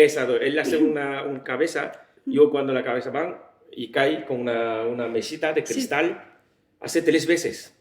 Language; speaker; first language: Spanish; non-native, learner; Chinese